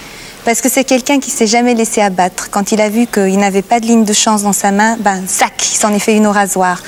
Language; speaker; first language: French; native; French